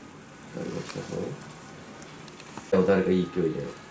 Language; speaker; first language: Japanese; native; Japanese